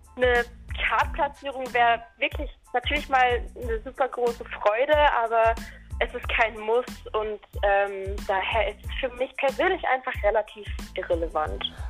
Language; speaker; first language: German; native; German